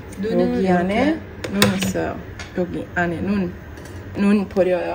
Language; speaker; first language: Korean; non-native, learner; Italian